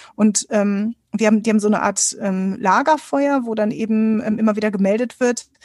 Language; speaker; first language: German; native; German